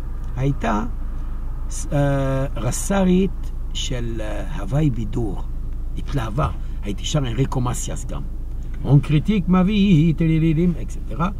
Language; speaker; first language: Hebrew; non-native, fluent; French